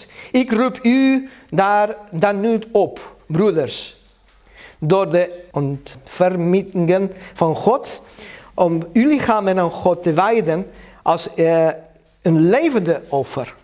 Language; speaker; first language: Dutch; non-native, learner; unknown